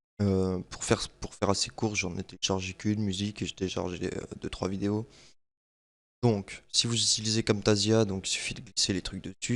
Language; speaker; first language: French; native; French